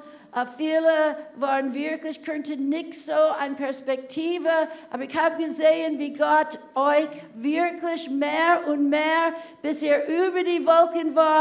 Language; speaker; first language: German; non-native, fluent; English